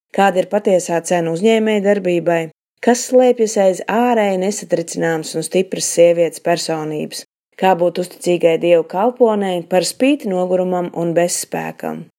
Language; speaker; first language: Latvian; native; Latvian